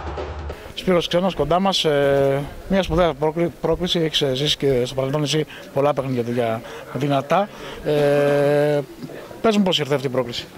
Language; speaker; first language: Greek; native; Greek